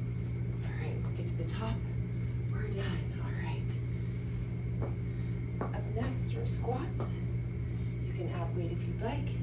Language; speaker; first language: English; native; English